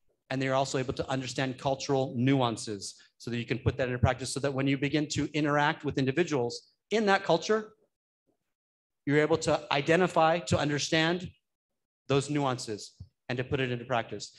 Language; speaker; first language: English; native; English